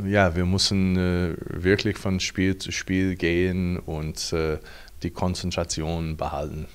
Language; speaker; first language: German; non-native, fluent; English